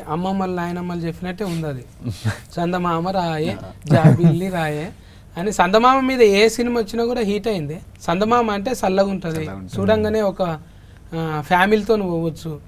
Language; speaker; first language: Telugu; native; Telugu